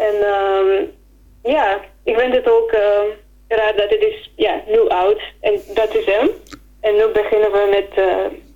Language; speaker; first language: Dutch; non-native, fluent; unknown